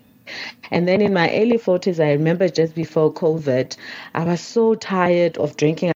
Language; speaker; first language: English; non-native, local second language; Tswana